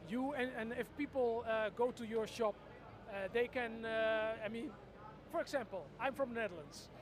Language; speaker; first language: English; non-native, fluent; Dutch